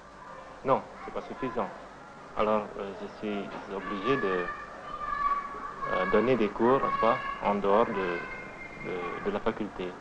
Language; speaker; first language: French; non-native, fluent; Indonesian